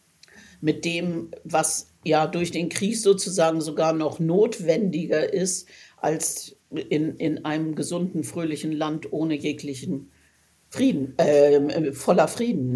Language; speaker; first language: German; native; German